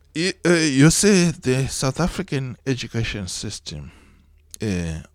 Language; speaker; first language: English; non-native, local second language; Shona